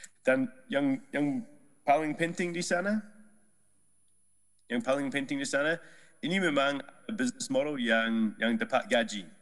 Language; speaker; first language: Indonesian; non-native, learner; Dutch